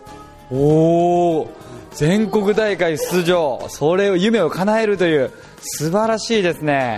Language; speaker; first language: Japanese; native; Japanese